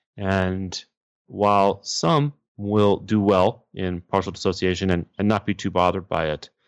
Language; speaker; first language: English; native; English